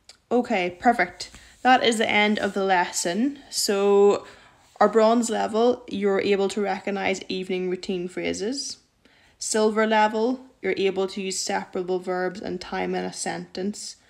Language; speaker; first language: English; native; English